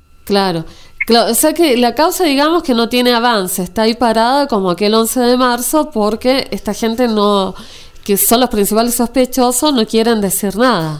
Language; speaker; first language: Spanish; native; Spanish